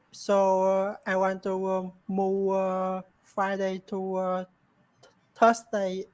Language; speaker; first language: English; non-native, learner; Vietnamese